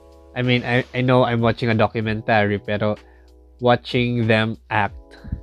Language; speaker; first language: English; non-native, local second language; Filipino